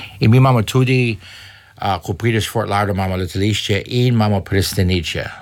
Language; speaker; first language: Slovenian; early bilingual, heritage; Slovenian